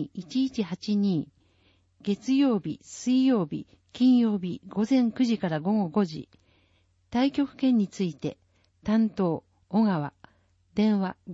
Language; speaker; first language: Japanese; native; Japanese